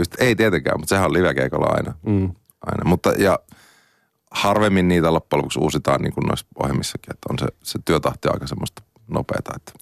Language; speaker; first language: Finnish; native; Finnish